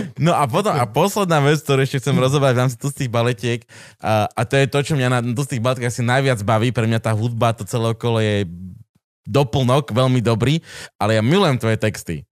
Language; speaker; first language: Slovak; native; Slovak